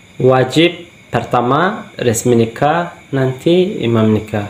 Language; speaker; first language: Indonesian; non-native, learner; Turkish